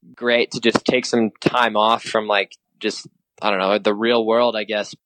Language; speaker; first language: English; native; English